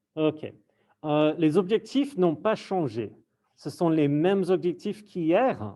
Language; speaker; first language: French; non-native, fluent; English